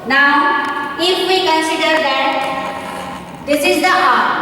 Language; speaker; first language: English; non-native, local second language; Marathi